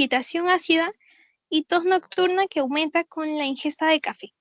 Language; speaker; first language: Spanish; native; Spanish